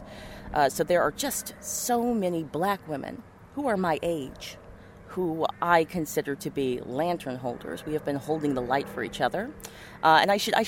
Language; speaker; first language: English; native; English